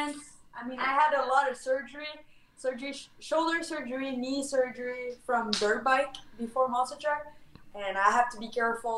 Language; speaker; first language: English; non-native, fluent; French